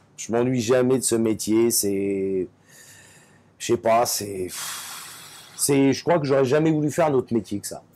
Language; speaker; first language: French; native; French